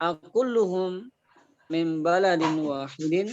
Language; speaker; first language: Arabic; non-native, fluent; Indonesian